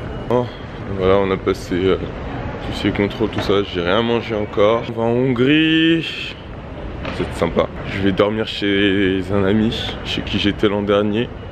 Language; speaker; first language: French; native; French